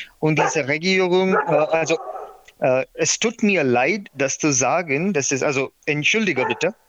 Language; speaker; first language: German; non-native, learner; Marathi